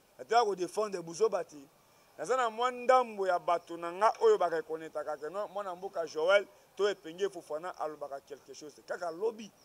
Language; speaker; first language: Lingala; native; Lingala